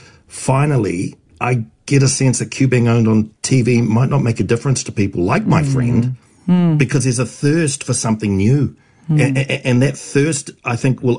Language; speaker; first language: English; native; English